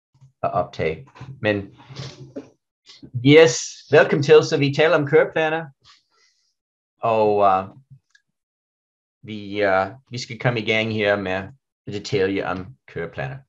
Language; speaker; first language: Danish; non-native, learner; English